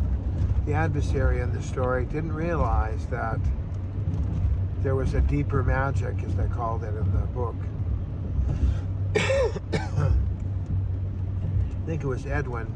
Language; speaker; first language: English; native; English